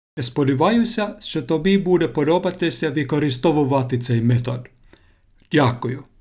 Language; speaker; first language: Ukrainian; non-native, learner; Finnish